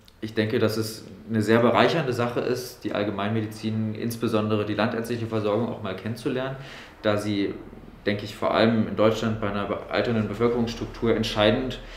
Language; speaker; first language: German; native; German